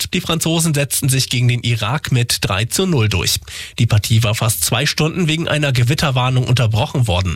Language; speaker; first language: German; native; German